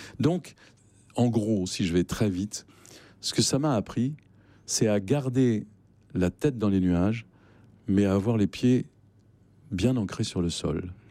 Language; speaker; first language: French; native; French